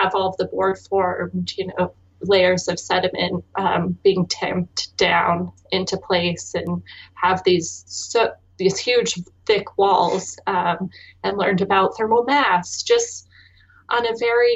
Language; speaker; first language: English; native; English